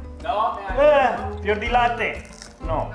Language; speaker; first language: Italian; non-native, fluent; Spanish